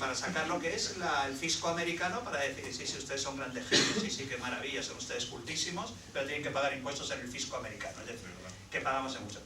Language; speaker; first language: Spanish; native; Spanish